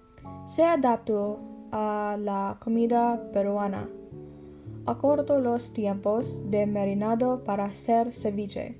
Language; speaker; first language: Spanish; non-native, learner; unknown